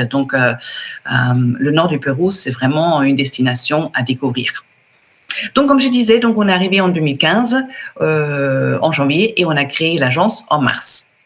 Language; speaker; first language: French; non-native, fluent; German